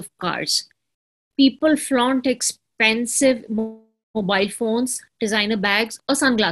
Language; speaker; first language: English; non-native, local second language; Hindi